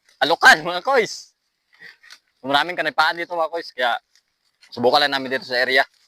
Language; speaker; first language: Filipino; native; Filipino